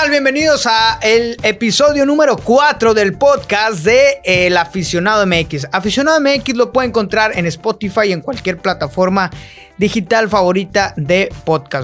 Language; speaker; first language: Spanish; native; Spanish